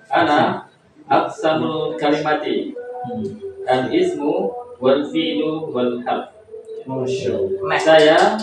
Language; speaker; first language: Arabic; non-native, learner; Indonesian